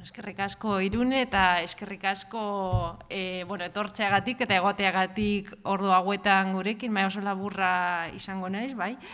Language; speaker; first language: Basque; non-native, fluent; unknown